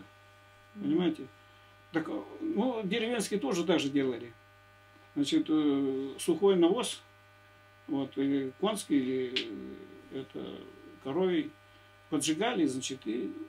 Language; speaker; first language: Russian; native; Russian